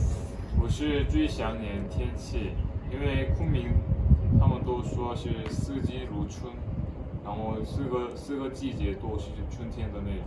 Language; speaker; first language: Chinese; non-native, fluent; Korean